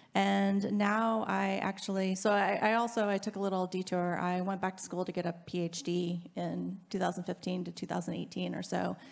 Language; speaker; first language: English; native; English